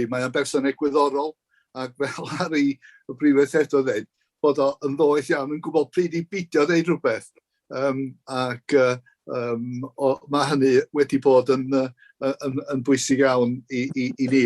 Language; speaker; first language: Welsh; native; Welsh